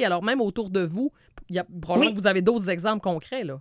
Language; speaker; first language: French; native; French